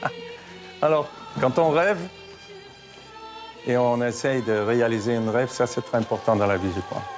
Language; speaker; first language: French; non-native, fluent; Dutch